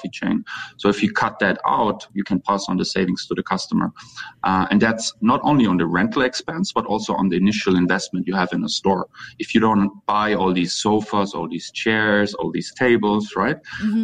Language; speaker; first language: English; non-native, fluent; German